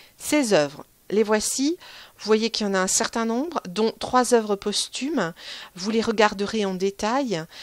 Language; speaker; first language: French; native; French